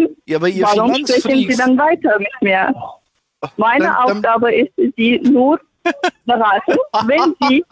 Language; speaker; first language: German; non-native, learner; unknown